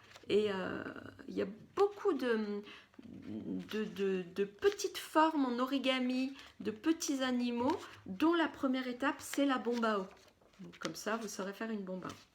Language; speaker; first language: French; native; French